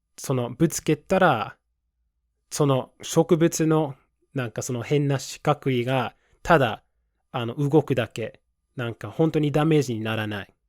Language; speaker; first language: Japanese; non-native, fluent; English